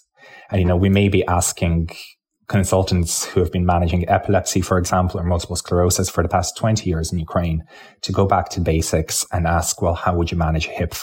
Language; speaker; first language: English; non-native, local second language; Lithuanian